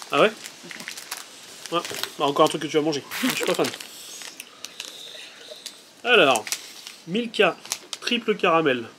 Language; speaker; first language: French; native; French